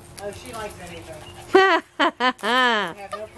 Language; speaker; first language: English; native; English